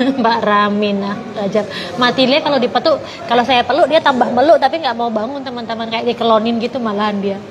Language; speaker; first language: Indonesian; non-native, local second language; Javanese